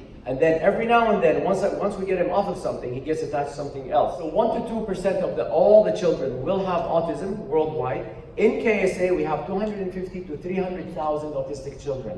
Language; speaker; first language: English; non-native, fluent; Arabic